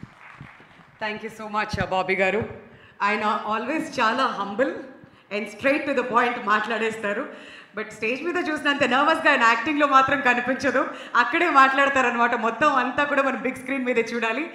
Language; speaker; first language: Telugu; native; Telugu